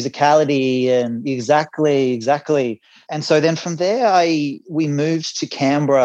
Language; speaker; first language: English; native; English